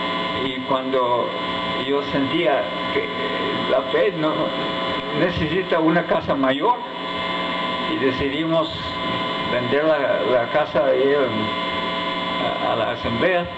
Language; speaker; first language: Spanish; non-native, fluent; English